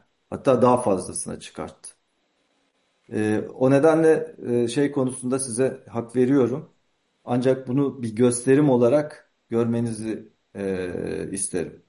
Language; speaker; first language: Turkish; native; Turkish